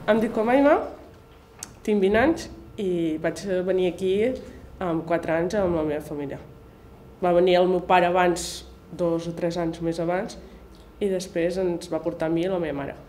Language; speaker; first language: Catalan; early bilingual, other home language; Spanish